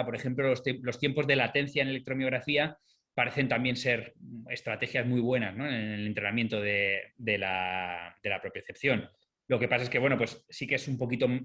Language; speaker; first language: Spanish; native; Spanish